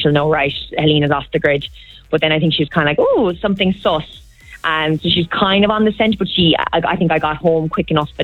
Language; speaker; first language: English; native; English